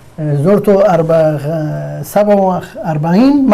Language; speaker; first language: Arabic; non-native, fluent; Persian